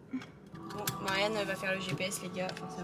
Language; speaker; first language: French; native; French